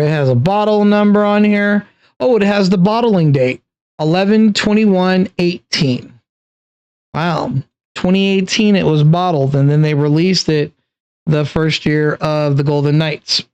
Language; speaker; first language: English; native; English